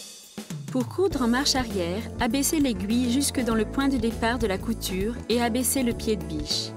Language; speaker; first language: French; native; French